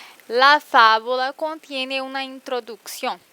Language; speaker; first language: Spanish; non-native, fluent; Portuguese